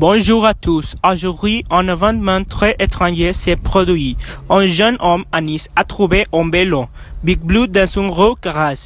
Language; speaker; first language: French; non-native, learner; Spanish